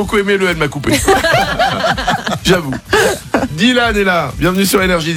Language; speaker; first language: French; native; French